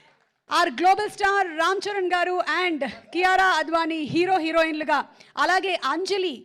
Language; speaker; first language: Telugu; native; Telugu